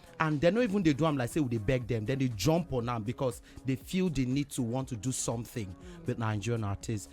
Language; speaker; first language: Nigerian Pidgin; native; Nigerian Pidgin